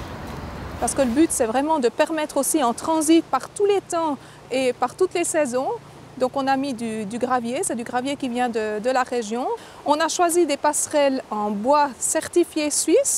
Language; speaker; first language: French; native; French